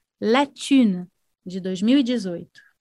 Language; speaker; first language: French; non-native, fluent; Portuguese